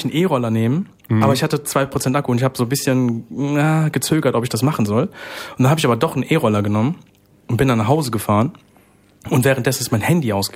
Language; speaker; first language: German; native; German